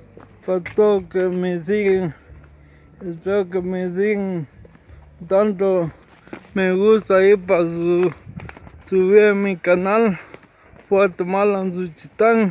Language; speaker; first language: Spanish; non-native, local second language; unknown